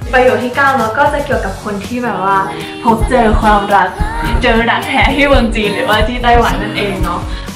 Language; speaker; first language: Thai; native; Thai